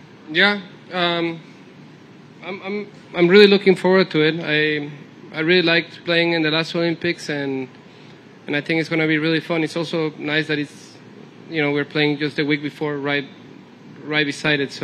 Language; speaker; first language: English; non-native, fluent; Spanish